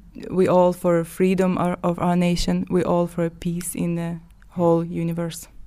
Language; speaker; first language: English; non-native, fluent; Ukrainian